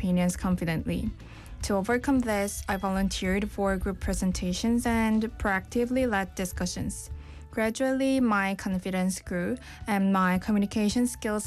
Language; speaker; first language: English; non-native, fluent; Korean